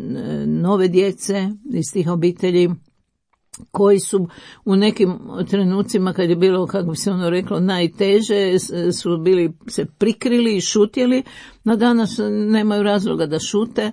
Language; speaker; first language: Croatian; native; Croatian